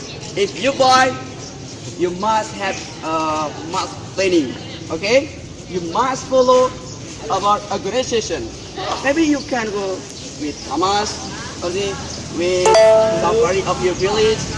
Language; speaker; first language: English; non-native, learner; Indonesian